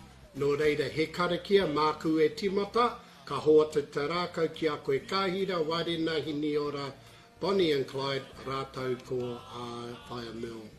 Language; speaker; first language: Māori; non-native, local second language; English